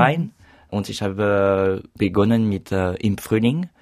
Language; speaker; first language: German; non-native, learner; French